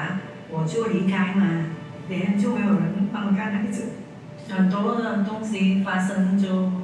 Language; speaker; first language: Chinese; non-native, learner; Vietnamese